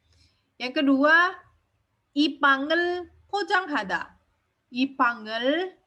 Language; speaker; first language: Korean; non-native, fluent; Indonesian